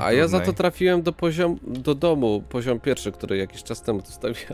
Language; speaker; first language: Polish; native; Polish